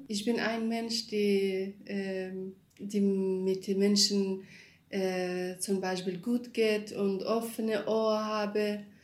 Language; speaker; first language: German; non-native, learner; Kurdish